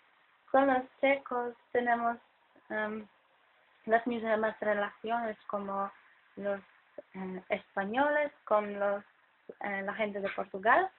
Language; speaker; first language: Spanish; non-native, fluent; Polish